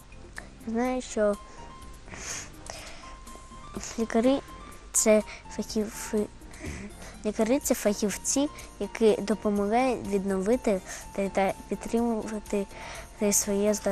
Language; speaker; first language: Ukrainian; non-native, local second language; Russian